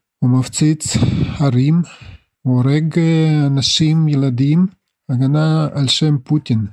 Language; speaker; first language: Hebrew; non-native, fluent; Russian